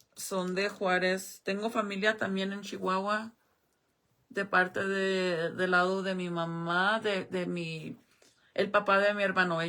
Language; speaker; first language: Spanish; early bilingual, heritage; Spanish